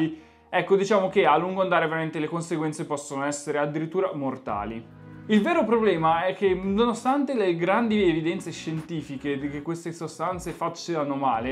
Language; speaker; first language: Italian; native; Italian